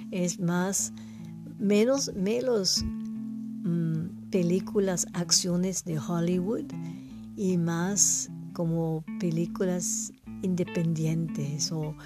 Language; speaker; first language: Spanish; non-native, learner; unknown